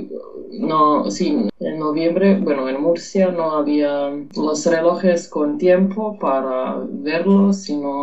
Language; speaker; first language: Spanish; non-native, fluent; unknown